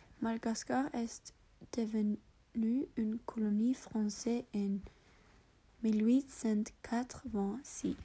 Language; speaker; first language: French; non-native, learner; English